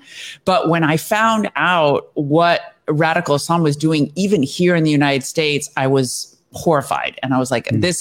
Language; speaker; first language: English; native; English